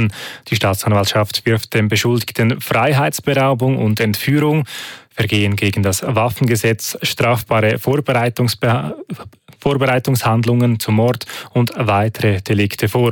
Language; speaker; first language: German; native; German